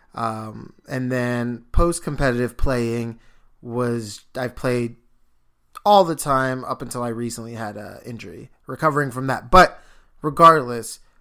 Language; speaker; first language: English; early bilingual, other home language; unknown